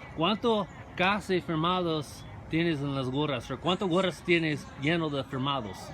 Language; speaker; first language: Spanish; non-native, learner; English